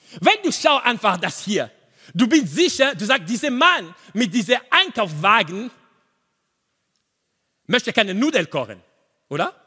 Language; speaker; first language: German; non-native, learner; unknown